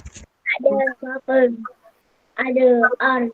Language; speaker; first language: Malay; native; Malay